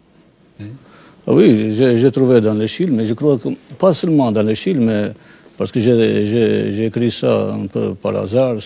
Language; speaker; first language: French; non-native, fluent; Albanian